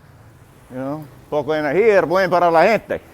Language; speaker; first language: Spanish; non-native, learner; English